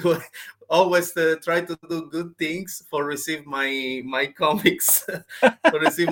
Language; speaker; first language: English; non-native, learner; Italian